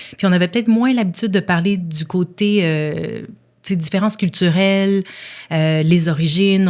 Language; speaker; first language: French; native; French